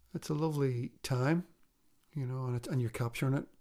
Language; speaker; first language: English; native; English